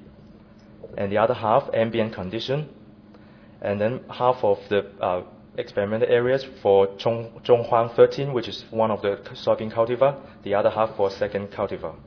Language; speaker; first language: English; non-native, fluent; Chinese